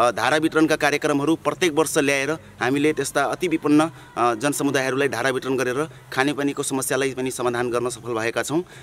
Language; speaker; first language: Nepali; non-native, local second language; Dangaura Tharu